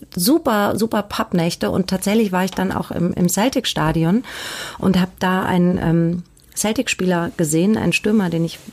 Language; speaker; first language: German; native; German